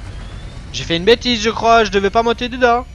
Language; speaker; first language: French; native; French